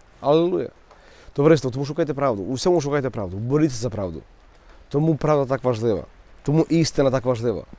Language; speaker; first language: Ukrainian; native; Ukrainian